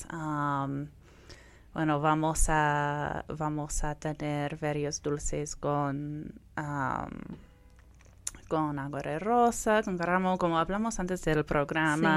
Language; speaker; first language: Spanish; non-native, fluent; English